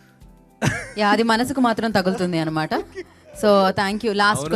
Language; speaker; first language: Telugu; native; Telugu